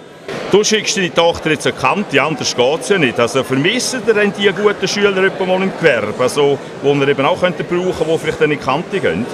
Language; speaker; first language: German; native; German